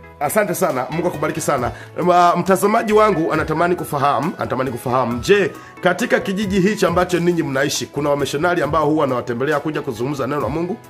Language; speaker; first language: Swahili; native; Swahili